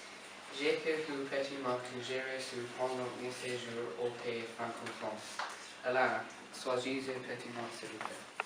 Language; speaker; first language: French; non-native, learner; English